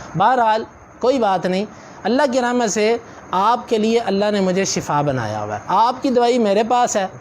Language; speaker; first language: Urdu; non-native, local second language; Punjabi